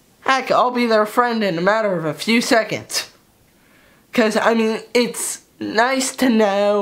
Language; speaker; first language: English; native; English